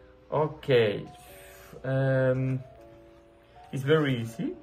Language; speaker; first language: English; non-native, learner; Spanish